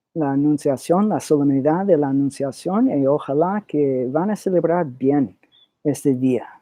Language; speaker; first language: Spanish; early bilingual, other home language; English